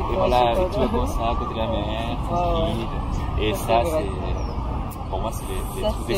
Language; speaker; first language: French; non-native, fluent; Spanish